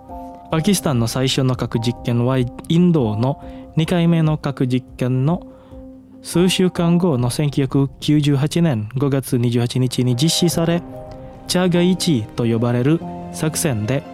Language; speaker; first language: Japanese; non-native, fluent; Indonesian